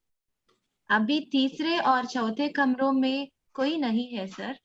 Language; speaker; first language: Hindi; non-native, local second language; Tamil